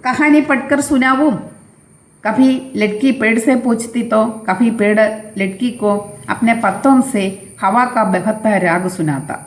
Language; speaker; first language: Hindi; non-native, local second language; Malayalam